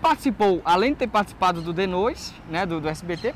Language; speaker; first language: Portuguese; native; Portuguese